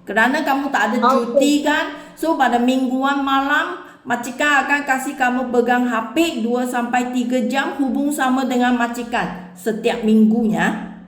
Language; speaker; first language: Indonesian; non-native, learner; Filipino